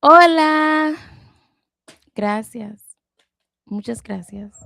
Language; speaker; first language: Spanish; non-native, learner; English